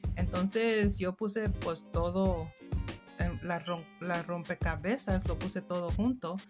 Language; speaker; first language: Spanish; non-native, fluent; English